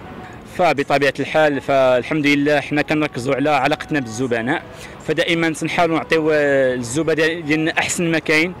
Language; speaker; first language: Arabic; native; Arabic